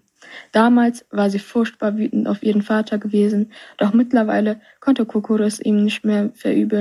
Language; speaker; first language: German; native; German